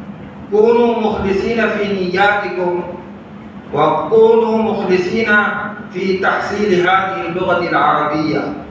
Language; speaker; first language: Arabic; non-native, fluent; Urdu